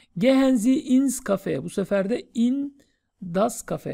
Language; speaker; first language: German; non-native, fluent; Turkish